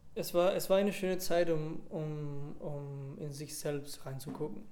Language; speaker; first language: German; non-native, fluent; Spanish